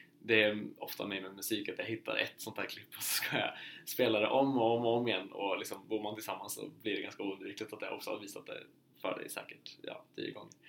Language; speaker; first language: Swedish; native; Swedish